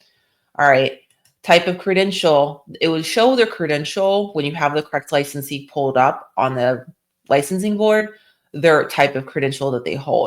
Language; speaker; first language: English; native; English